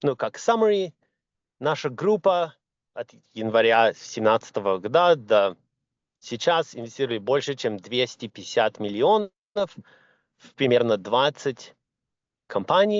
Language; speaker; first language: Russian; early bilingual, heritage; Russian